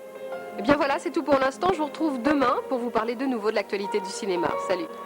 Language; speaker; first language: French; native; French